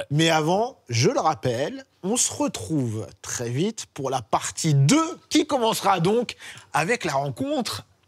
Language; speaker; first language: French; native; French